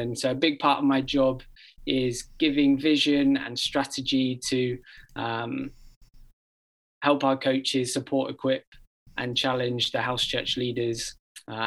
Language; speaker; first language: English; native; English